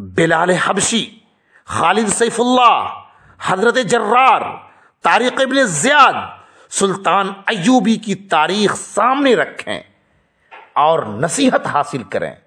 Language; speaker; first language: Urdu; native; Urdu